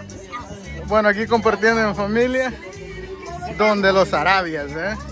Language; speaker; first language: Spanish; native; Spanish